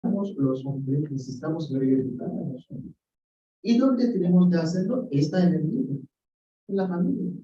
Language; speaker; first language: Spanish; non-native, fluent; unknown